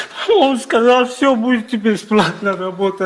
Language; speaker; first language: Russian; non-native, learner; Tajik